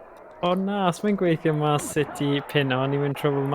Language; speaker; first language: Welsh; native; Welsh